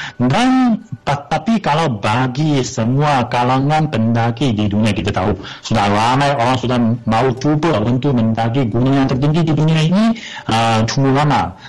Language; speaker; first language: Malay; non-native, fluent; Chinese